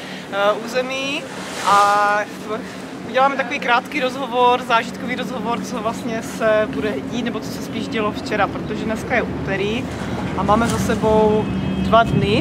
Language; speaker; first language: Czech; native; Czech